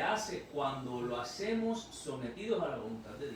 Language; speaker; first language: Spanish; native; Spanish